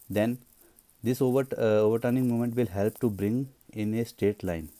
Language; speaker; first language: English; non-native, local second language; Punjabi